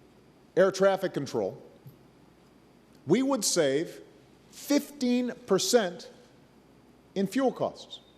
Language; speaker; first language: English; native; English